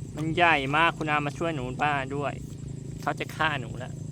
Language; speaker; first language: Thai; non-native, local second language; Lao